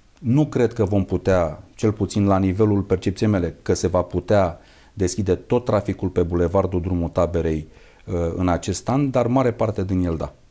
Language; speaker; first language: Romanian; native; Romanian